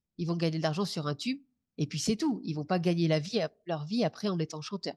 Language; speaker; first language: French; native; French